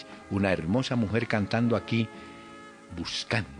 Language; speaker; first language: Spanish; native; Spanish